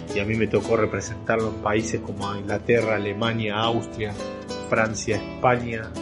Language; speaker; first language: Spanish; native; Spanish